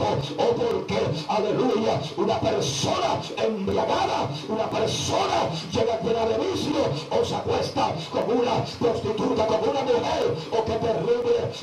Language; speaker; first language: Spanish; native; Spanish